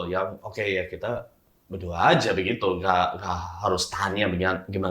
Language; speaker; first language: Indonesian; non-native, fluent; English